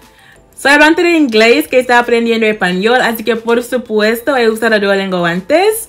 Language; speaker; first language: Spanish; non-native, fluent; English